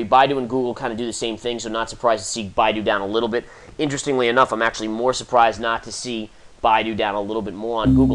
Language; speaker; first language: English; native; English